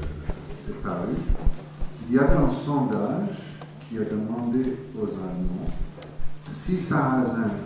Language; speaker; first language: French; non-native, fluent; English